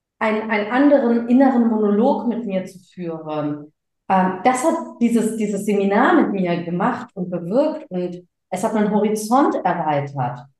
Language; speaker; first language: German; early bilingual, other home language; Tamil